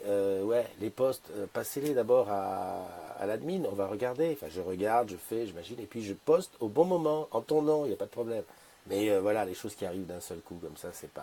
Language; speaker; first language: French; native; French